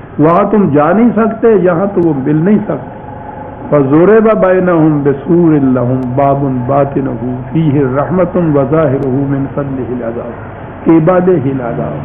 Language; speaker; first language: Urdu; non-native, local second language; Punjabi